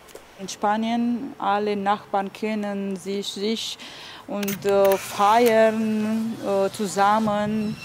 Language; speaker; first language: German; non-native, learner; Romanian